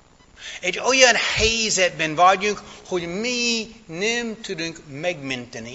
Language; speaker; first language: Hungarian; non-native, fluent; English